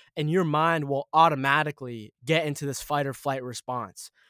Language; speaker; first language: English; early bilingual, other home language; Arabic